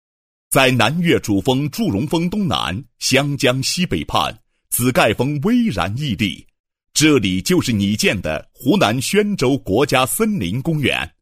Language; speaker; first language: Chinese; native; Chinese